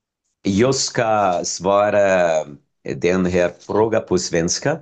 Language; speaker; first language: Swedish; non-native, learner; Spanish